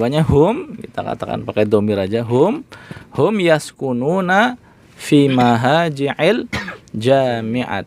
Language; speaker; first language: Indonesian; native; Indonesian